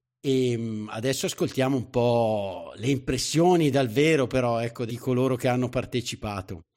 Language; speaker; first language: Italian; native; Italian